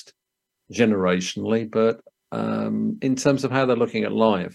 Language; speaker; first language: English; native; English